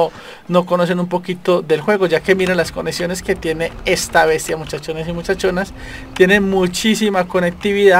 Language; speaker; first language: Spanish; native; Spanish